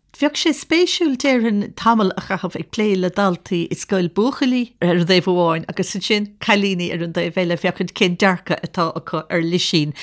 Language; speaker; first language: Irish; native; Irish